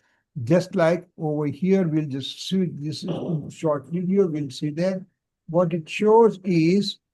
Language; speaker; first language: English; non-native, local second language; Gujarati